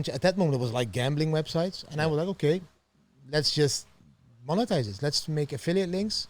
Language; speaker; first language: English; non-native, fluent; Dutch